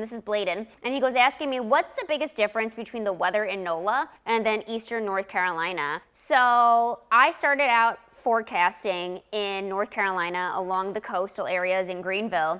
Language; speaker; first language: English; native; English